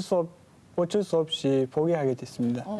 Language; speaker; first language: Korean; non-native, fluent; Uzbek